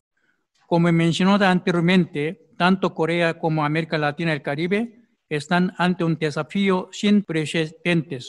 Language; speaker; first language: Spanish; non-native, fluent; Korean